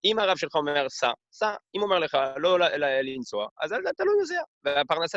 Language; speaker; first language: Hebrew; non-native, fluent; French